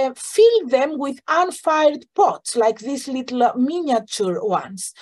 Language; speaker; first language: English; non-native, fluent; Greek